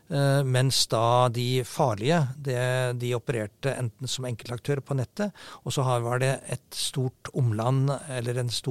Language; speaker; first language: Norwegian; native; Norwegian